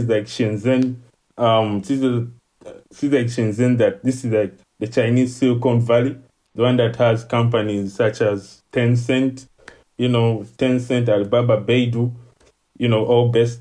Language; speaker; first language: English; non-native, local second language; Ganda